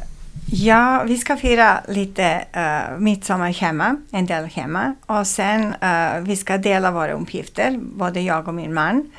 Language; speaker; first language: Swedish; non-native, fluent; Serbian